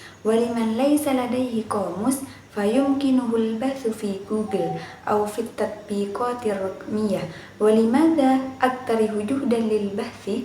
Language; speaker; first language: Arabic; non-native, learner; Indonesian